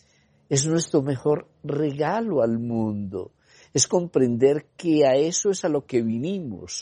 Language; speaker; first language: Spanish; native; Spanish